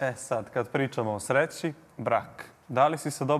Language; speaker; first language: Serbian; native; Serbian